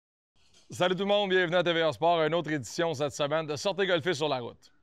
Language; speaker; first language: French; native; French